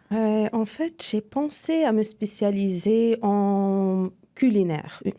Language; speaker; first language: French; non-native, local second language; Arabic